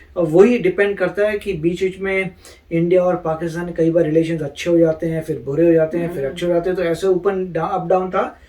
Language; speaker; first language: Hindi; native; Hindi